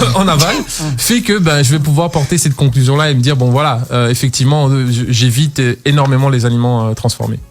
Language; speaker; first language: French; non-native, local second language; Haitian Creole